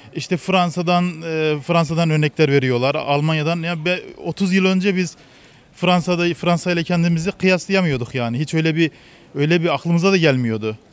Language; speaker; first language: Turkish; native; Turkish